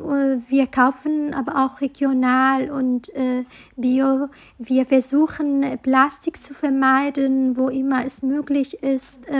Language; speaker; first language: German; non-native, fluent; Arabic